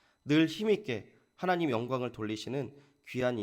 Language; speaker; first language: Korean; native; Korean